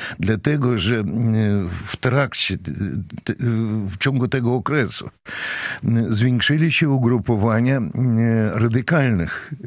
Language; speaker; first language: Polish; non-native, fluent; Russian